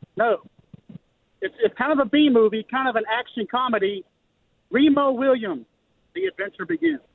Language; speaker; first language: English; native; English